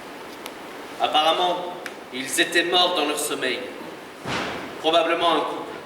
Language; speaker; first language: French; native; French